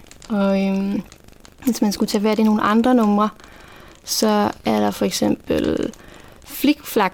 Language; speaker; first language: Danish; native; Danish